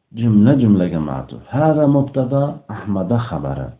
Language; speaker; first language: Arabic; non-native, fluent; Uzbek